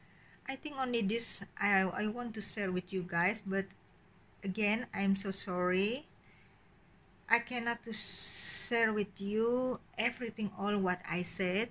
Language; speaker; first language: English; non-native, learner; Indonesian